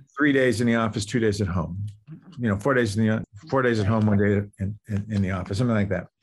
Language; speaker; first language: English; native; English